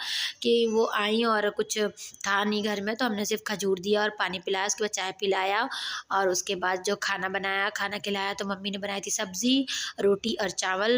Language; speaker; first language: Hindi; native; Hindi